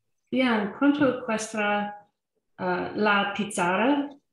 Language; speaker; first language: Spanish; non-native, learner; English